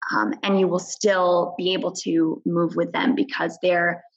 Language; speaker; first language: English; native; English